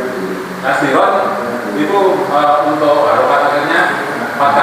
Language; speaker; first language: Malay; non-native, local second language; Javanese